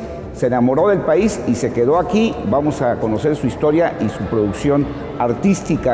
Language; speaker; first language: Spanish; native; Spanish